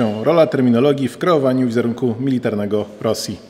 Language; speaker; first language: Polish; native; Polish